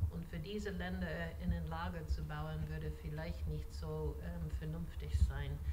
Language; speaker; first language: German; non-native, fluent; English